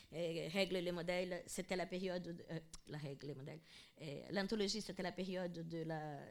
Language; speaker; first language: French; non-native, fluent; Portuguese